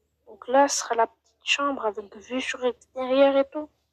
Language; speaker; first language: French; native; French